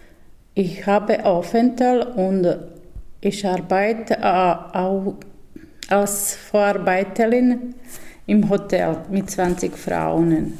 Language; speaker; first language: German; non-native, learner; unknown